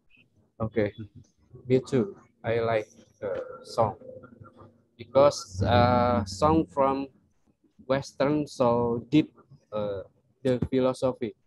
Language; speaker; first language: English; non-native, learner; Indonesian